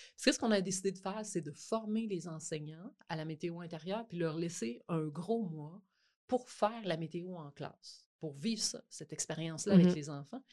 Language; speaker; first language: French; native; French